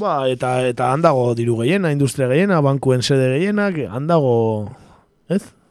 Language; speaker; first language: Basque; early bilingual, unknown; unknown